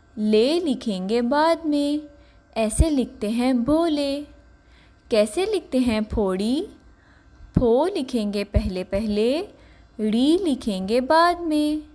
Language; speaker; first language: Urdu; non-native, local second language; Punjabi